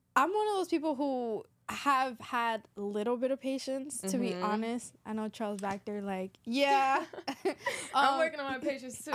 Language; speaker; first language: English; native; English